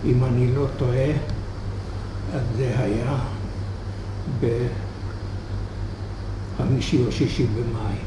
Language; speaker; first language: Hebrew; non-native, fluent; Hungarian